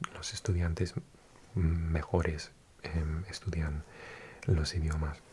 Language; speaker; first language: Spanish; non-native, fluent; English